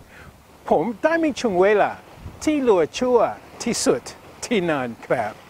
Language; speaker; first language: Thai; non-native, learner; English